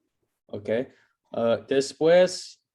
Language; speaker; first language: Spanish; non-native, learner; English